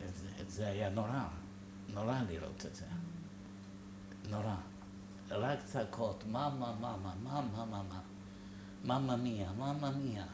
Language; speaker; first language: Hebrew; non-native, fluent; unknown